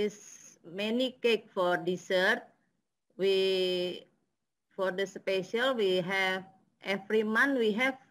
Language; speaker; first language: English; non-native, learner; Indonesian